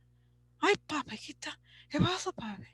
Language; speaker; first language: Spanish; non-native, learner; English